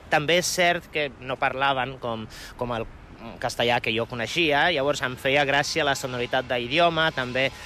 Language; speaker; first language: Catalan; non-native, fluent; Polish